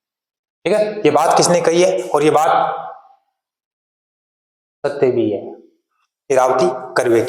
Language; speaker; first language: Hindi; native; Hindi